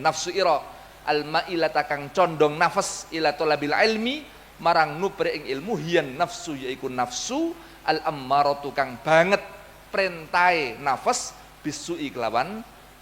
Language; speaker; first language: Indonesian; non-native, local second language; Javanese